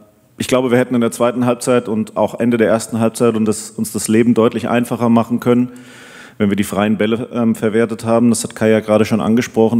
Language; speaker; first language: German; native; German